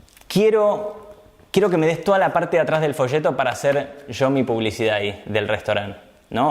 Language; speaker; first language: Spanish; native; Spanish